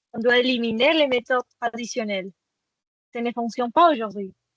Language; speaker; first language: French; non-native, fluent; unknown